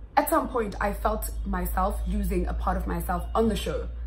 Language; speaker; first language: English; non-native, local second language; Xhosa